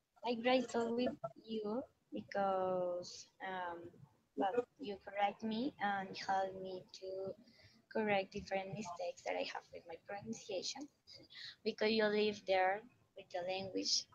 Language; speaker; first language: English; non-native, learner; Spanish